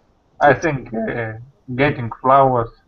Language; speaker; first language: English; non-native, learner; Russian